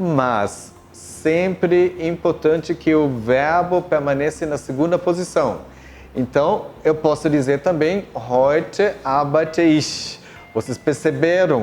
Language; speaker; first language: Portuguese; non-native, fluent; German